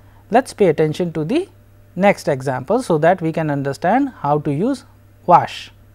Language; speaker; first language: English; non-native, local second language; Hindi